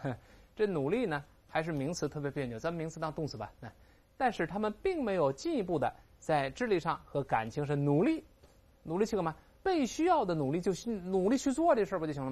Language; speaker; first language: Chinese; native; Chinese